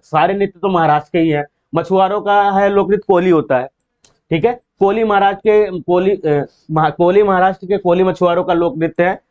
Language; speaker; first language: Hindi; native; Hindi